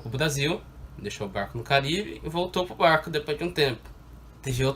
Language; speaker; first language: Portuguese; native; Portuguese